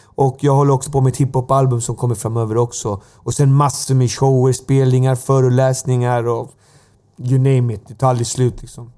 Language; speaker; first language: Swedish; native; Swedish